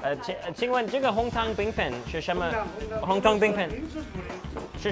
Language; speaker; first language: Chinese; non-native, learner; English